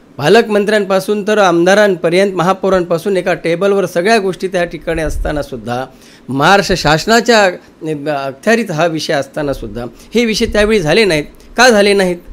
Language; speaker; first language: Marathi; native; Marathi